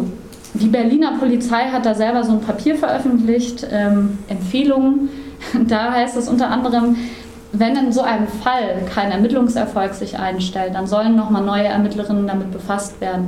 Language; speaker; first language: German; native; German